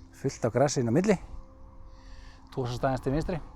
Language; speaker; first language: Icelandic; native; Icelandic